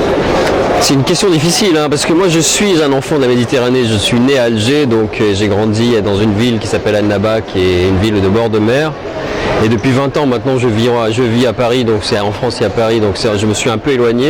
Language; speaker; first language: French; non-native, local second language; Arabic